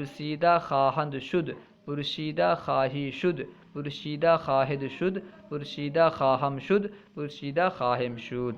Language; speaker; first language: Persian; non-native, fluent; Urdu